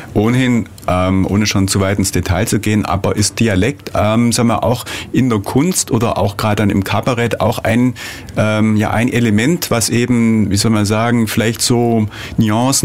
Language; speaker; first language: German; native; German